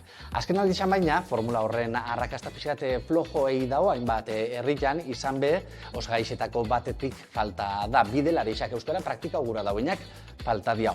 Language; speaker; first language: Basque; native; Basque